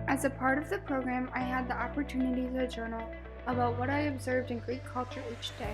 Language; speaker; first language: English; native; English